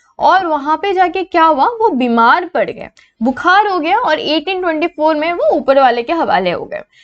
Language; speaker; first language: Hindi; non-native, local second language; Assamese